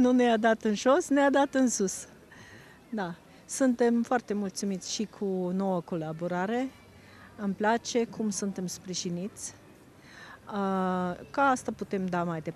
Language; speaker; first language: Romanian; non-native, fluent; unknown